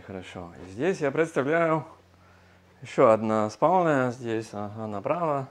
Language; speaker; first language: Russian; non-native, learner; English